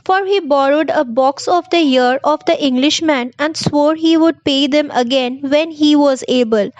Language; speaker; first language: English; non-native, local second language; Bangla